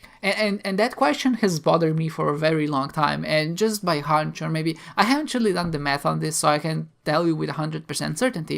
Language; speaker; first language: English; non-native, fluent; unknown